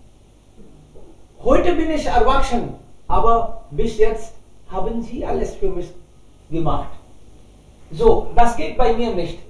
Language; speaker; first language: German; non-native, learner; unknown